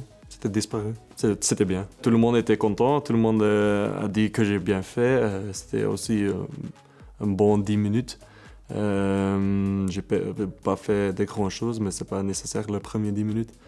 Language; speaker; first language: French; non-native, local second language; Dutch